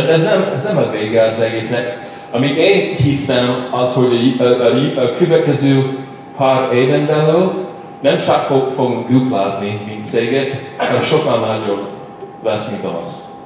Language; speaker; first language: Hungarian; non-native, learner; English